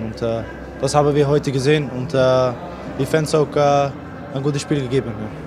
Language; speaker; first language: German; non-native, fluent; Dutch